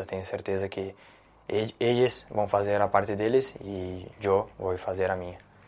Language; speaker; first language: Spanish; non-native, learner; Portuguese